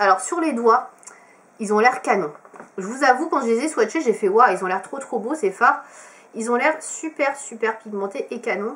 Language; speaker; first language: French; native; French